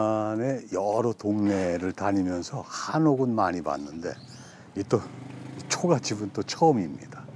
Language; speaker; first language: Korean; native; Korean